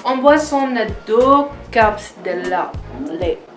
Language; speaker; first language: French; non-native, learner; English